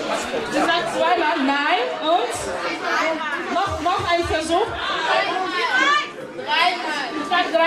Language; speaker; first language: German; non-native, fluent; Igbo